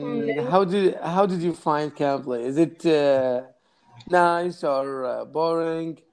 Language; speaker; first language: English; non-native, learner; Arabic